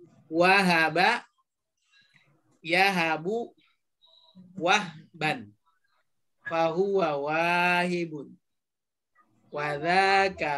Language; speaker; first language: Arabic; non-native, fluent; Indonesian